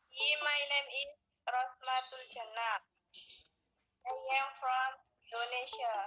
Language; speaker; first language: English; non-native, learner; Indonesian